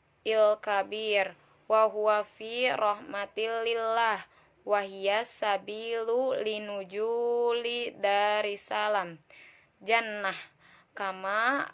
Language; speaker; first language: Arabic; non-native, learner; Indonesian